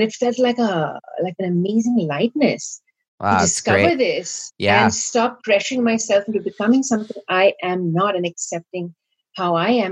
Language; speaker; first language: English; non-native, local second language; Gujarati